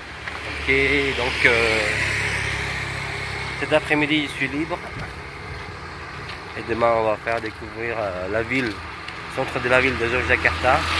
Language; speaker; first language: French; non-native, fluent; Indonesian